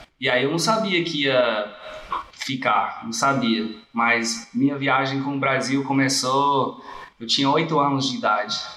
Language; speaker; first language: Portuguese; non-native, fluent; English